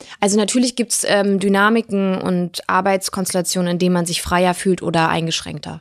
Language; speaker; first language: German; early bilingual, other home language; Russian